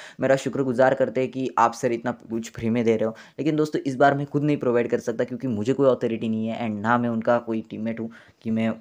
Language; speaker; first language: Hindi; non-native, local second language; Marathi